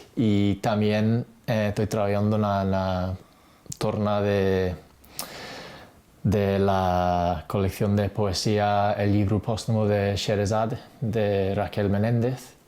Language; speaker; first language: Spanish; non-native, fluent; English